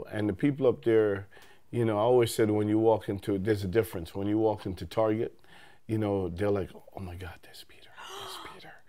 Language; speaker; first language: English; native; English